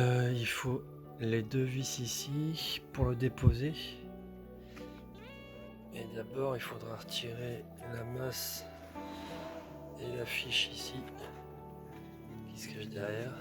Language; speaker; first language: French; native; French